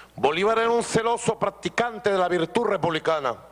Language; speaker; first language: Spanish; native; Spanish